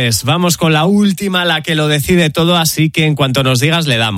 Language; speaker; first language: Spanish; native; Spanish